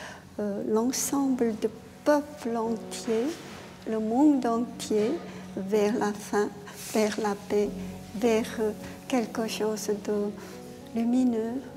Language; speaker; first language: French; non-native, fluent; Korean